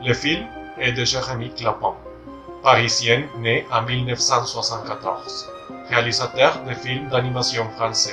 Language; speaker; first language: French; non-native, learner; Spanish